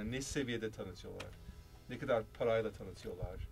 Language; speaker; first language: Turkish; early bilingual, heritage; Turkish